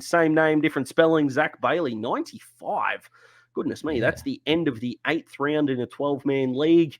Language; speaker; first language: English; native; English